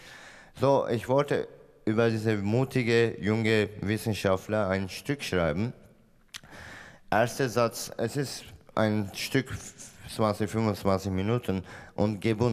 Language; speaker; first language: German; non-native, fluent; Turkish